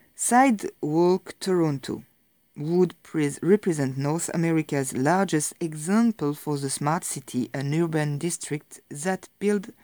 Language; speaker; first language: English; non-native, fluent; French